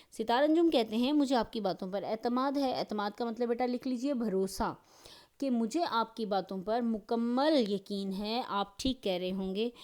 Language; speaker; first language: Urdu; native; Urdu